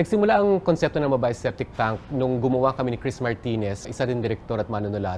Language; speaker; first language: Filipino; native; Filipino